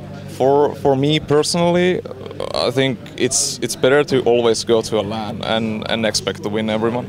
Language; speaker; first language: English; non-native, fluent; Finnish